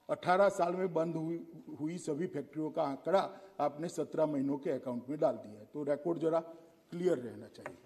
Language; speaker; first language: Hindi; non-native, local second language; Gujarati